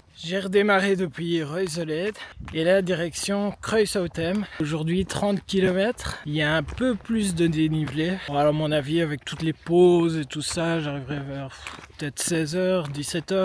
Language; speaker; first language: French; native; French